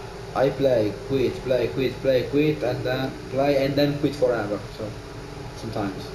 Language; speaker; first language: English; non-native, learner; Italian